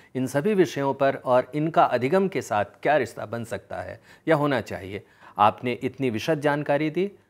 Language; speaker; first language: Hindi; native; Hindi